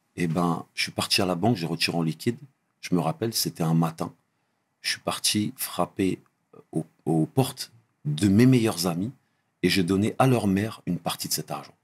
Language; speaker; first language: French; early bilingual, other home language; Arabic